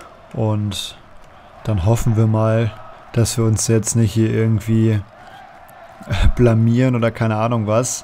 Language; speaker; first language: German; native; German